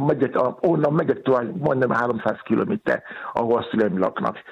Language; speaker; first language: Hungarian; non-native, learner; Yoruba